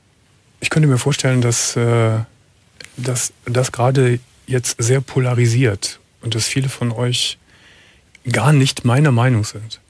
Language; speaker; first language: German; native; German